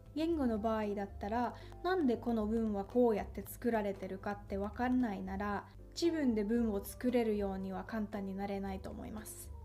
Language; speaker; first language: Japanese; non-native, fluent; Finnish